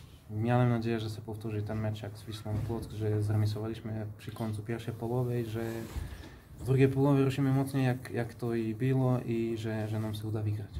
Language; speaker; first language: Polish; non-native, fluent; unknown